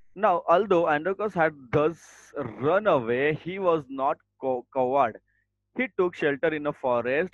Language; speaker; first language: English; non-native, local second language; Marathi